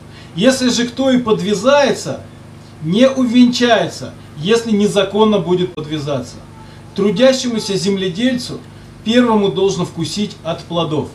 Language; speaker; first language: Russian; native; Russian